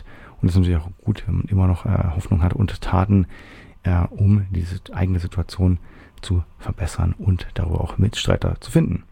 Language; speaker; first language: German; native; German